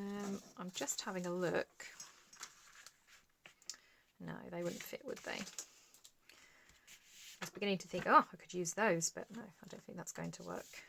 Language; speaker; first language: English; native; English